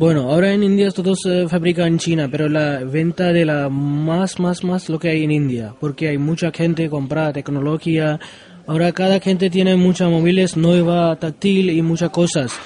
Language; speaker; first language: Spanish; non-native, learner; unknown